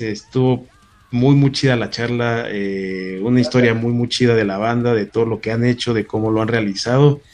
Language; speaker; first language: Spanish; native; Spanish